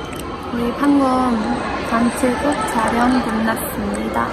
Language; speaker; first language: Korean; non-native, learner; Mongolian